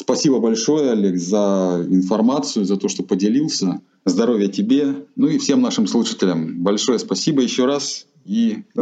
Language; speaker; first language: Russian; native; Russian